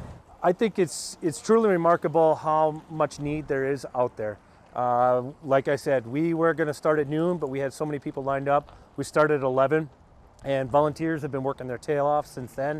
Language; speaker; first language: English; native; English